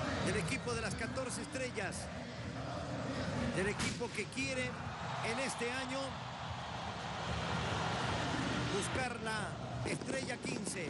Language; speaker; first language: Spanish; native; Spanish